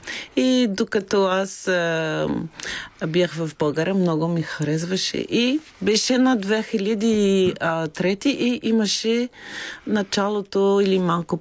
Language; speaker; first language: Bulgarian; non-native, learner; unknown